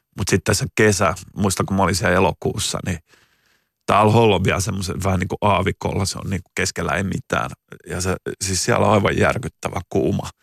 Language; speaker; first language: Finnish; native; Finnish